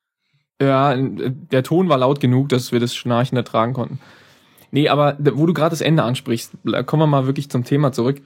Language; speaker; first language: German; native; German